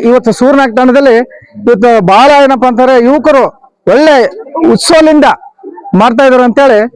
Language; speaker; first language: Kannada; non-native, local second language; Lambadi